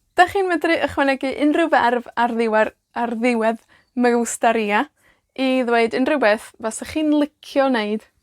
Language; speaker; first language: Welsh; native; Welsh